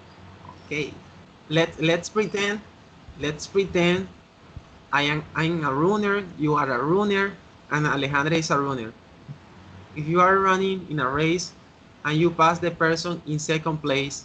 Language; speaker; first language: English; non-native, learner; Spanish